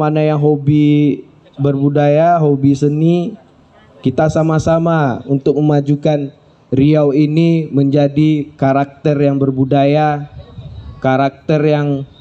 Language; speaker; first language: Indonesian; native; Indonesian